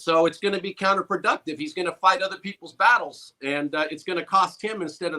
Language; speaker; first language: English; native; English